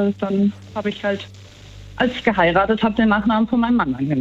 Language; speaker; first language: German; native; German